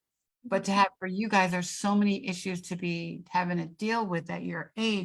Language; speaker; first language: English; native; English